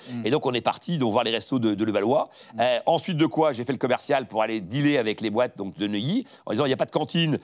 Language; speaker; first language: French; native; French